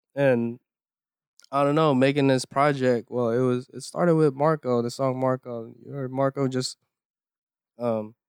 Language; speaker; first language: English; early bilingual, other home language; Iloko